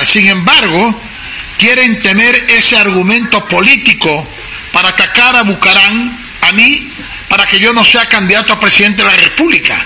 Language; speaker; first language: Spanish; native; Spanish